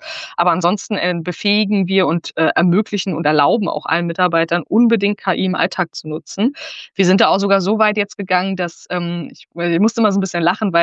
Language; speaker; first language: German; native; German